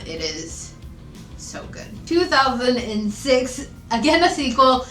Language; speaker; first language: English; native; English